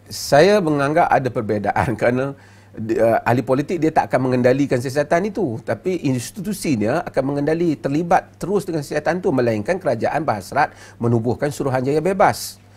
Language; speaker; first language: Malay; native; Malay